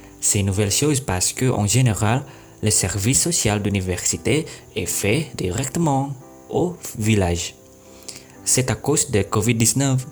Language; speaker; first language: French; non-native, learner; Indonesian